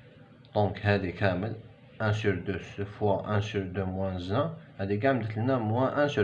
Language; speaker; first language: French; non-native, local second language; Arabic